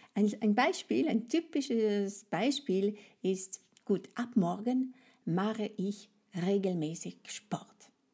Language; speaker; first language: German; non-native, fluent; French